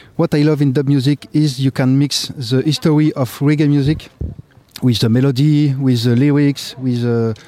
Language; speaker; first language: English; non-native, fluent; French